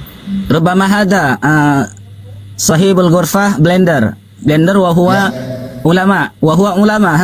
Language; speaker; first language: Arabic; non-native, learner; Indonesian